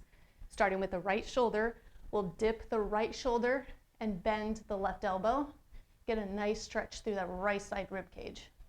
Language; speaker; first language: English; native; English